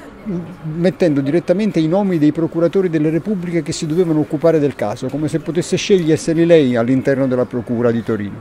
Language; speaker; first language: Italian; native; Italian